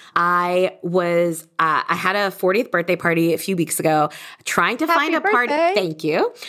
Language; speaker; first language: English; native; English